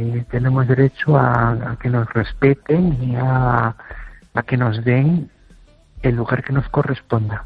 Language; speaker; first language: Spanish; native; Spanish